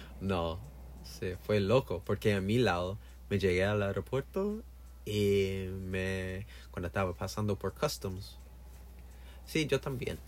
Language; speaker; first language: Spanish; non-native, learner; English